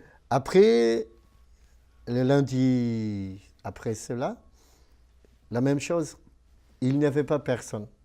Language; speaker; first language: French; non-native, local second language; Malagasy